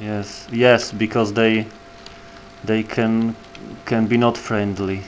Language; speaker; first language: English; non-native, learner; Polish